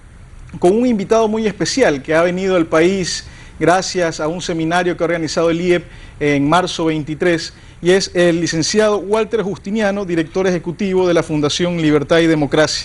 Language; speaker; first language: Spanish; native; Spanish